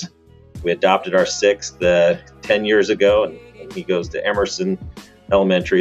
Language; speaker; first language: English; native; English